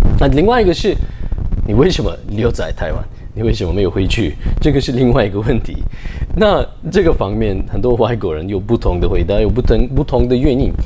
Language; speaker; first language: Chinese; non-native, fluent; Turkish